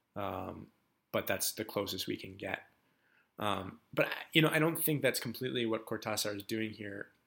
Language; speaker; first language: English; native; English